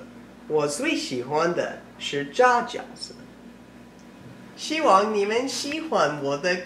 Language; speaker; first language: Chinese; non-native, learner; English